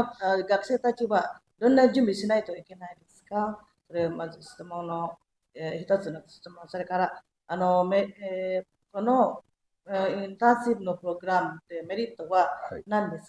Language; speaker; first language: Japanese; non-native, learner; Indonesian